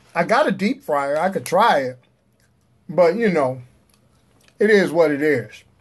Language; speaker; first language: English; native; English